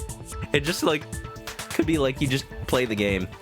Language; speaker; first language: English; native; English